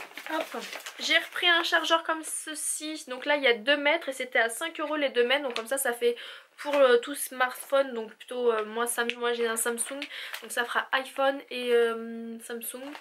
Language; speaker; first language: French; native; French